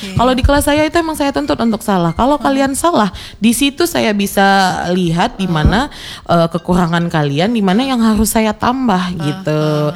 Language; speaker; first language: Indonesian; native; Indonesian